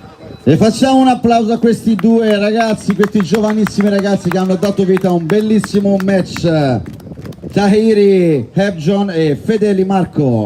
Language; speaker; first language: Italian; native; Italian